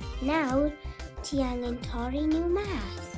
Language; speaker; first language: Welsh; non-native, local second language; English